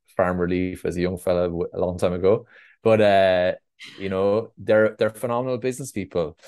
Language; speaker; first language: English; native; English